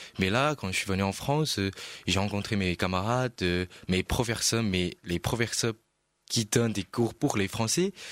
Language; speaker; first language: French; non-native, learner; Chinese